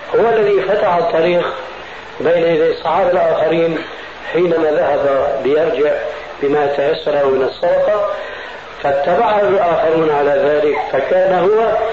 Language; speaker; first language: Arabic; early bilingual, other home language; Albanian